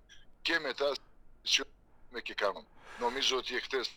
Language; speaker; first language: Greek; non-native, fluent; Serbian